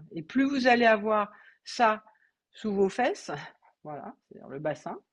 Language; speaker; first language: French; native; French